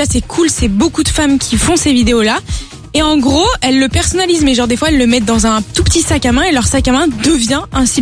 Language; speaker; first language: French; native; French